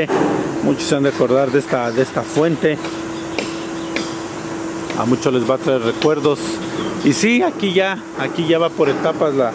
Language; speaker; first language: Spanish; native; Spanish